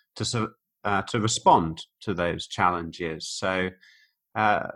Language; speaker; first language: English; native; English